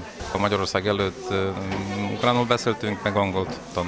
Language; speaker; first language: Hungarian; non-native, learner; Ukrainian